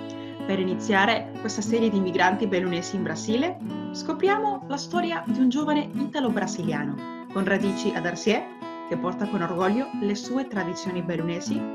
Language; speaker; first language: Italian; non-native, fluent; Spanish